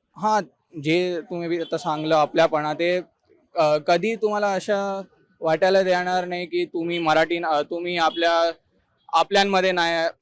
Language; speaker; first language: Marathi; non-native, local second language; Malayalam